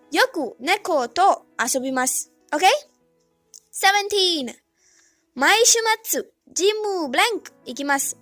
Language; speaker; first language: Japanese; non-native, fluent; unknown